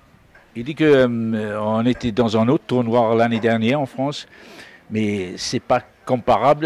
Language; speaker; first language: French; non-native, fluent; English